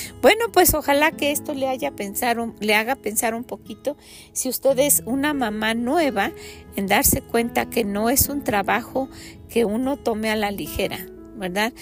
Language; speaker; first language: Spanish; native; Spanish